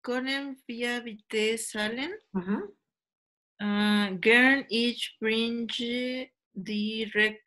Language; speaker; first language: German; non-native, learner; Spanish